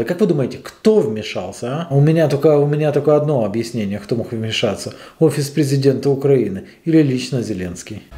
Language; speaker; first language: Russian; native; Russian